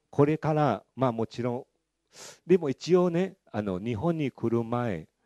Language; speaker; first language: Japanese; non-native, fluent; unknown